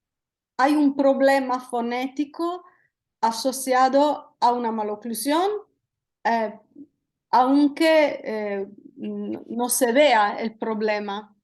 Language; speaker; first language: Spanish; non-native, fluent; Italian